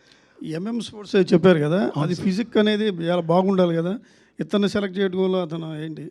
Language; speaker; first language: Telugu; native; Telugu